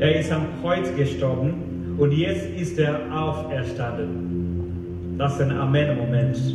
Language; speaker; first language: German; non-native, fluent; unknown